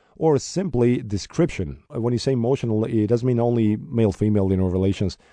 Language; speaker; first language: English; non-native, fluent; Bosnian